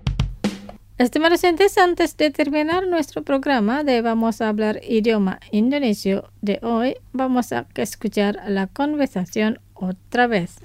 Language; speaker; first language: Spanish; non-native, fluent; Indonesian